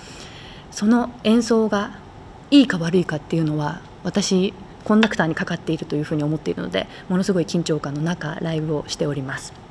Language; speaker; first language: Japanese; native; Japanese